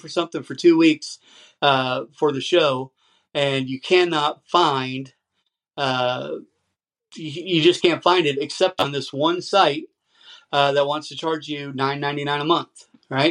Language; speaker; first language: English; native; English